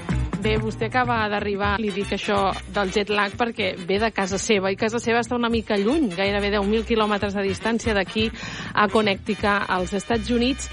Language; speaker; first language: Catalan; native; Catalan